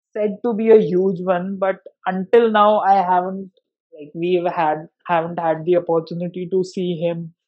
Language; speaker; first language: English; non-native, local second language; Hindi